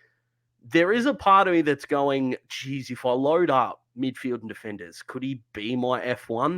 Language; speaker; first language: English; native; English